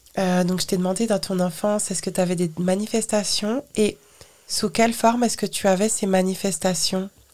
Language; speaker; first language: French; native; French